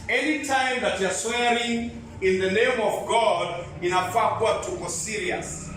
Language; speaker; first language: English; non-native, local second language; Swahili